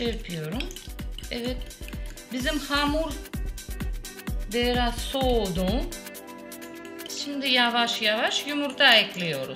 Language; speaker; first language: Turkish; non-native, learner; Russian